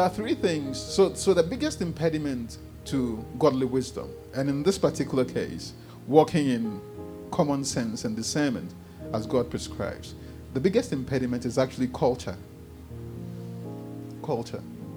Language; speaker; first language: English; non-native, local second language; Akan